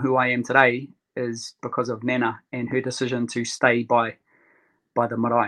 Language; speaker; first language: English; native; English